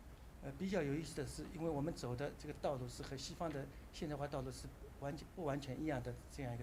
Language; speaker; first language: Chinese; native; Chinese